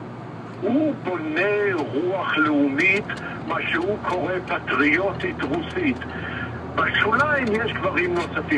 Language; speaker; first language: Hebrew; non-native, fluent; Russian